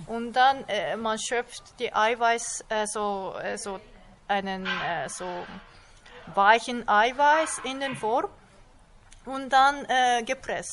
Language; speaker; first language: German; non-native, fluent; Japanese